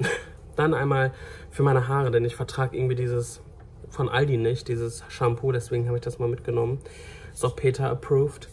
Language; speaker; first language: German; native; German